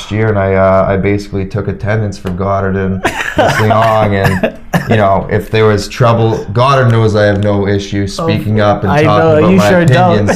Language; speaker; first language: English; native; English